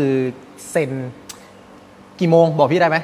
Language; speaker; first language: Thai; native; Thai